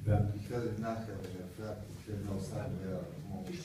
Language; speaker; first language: German; non-native, fluent; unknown